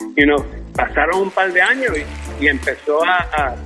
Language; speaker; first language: Spanish; early bilingual, heritage; Spanish